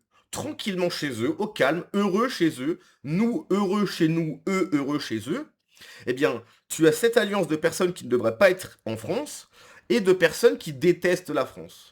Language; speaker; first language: French; native; French